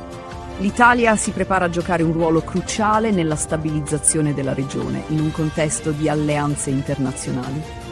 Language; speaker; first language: Italian; native; Italian